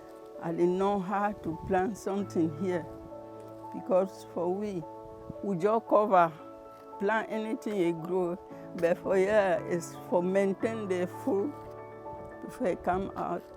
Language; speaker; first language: English; non-native, learner; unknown